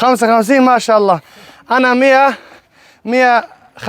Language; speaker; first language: Arabic; non-native, learner; Tajik